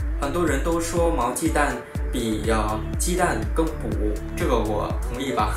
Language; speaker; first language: Chinese; non-native, fluent; Vietnamese